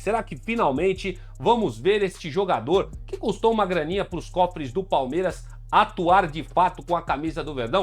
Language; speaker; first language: Portuguese; native; Portuguese